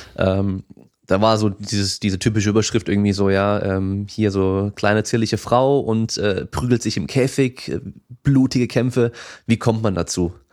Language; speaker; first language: German; native; German